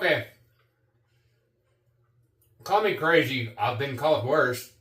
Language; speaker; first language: English; native; English